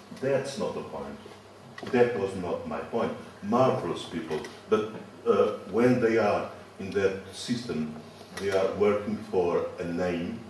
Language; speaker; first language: English; non-native, fluent; Portuguese